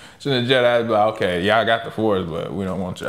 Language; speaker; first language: English; native; English